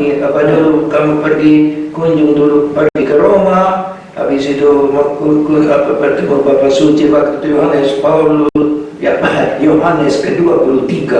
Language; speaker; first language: Indonesian; non-native, fluent; Hungarian